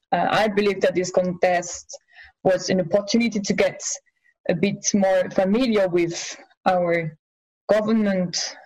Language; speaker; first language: English; non-native, fluent; French